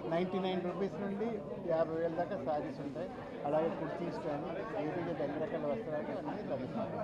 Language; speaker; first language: Telugu; native; Telugu